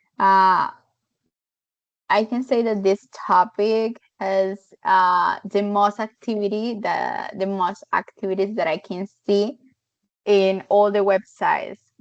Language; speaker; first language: English; non-native, fluent; Spanish